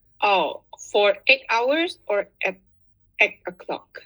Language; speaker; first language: English; non-native, fluent; Indonesian